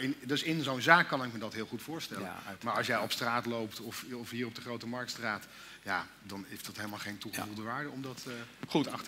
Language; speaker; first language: Dutch; native; Dutch